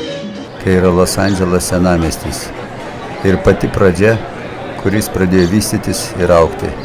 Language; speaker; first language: Lithuanian; native; Lithuanian